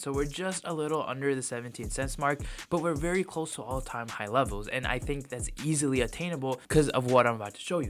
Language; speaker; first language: English; native; English